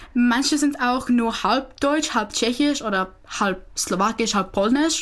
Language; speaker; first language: German; non-native, learner; Czech